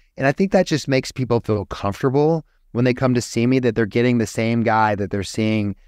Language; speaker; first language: English; native; English